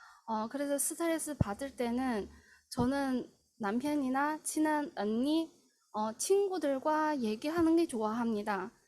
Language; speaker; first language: Korean; non-native, fluent; Chinese